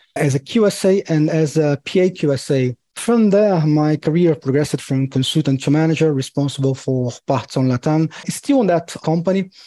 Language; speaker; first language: English; non-native, fluent; Portuguese